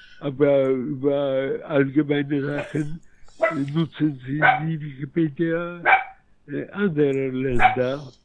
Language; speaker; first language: German; early bilingual, heritage; Polish